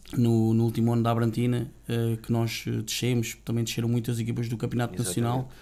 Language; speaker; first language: Portuguese; native; Portuguese